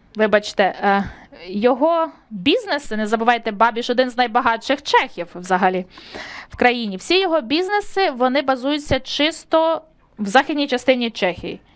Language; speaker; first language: Ukrainian; non-native, fluent; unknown